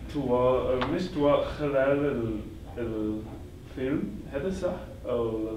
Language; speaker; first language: Arabic; non-native, learner; English